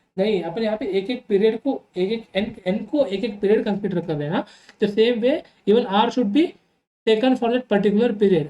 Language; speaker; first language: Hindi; non-native, local second language; Telugu